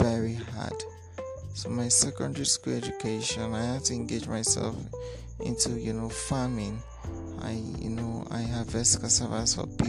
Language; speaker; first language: English; non-native, local second language; Ibibio